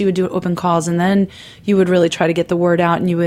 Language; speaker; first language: English; native; English